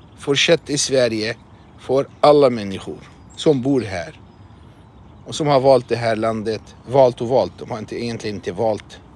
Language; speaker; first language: Swedish; non-native, fluent; Arabic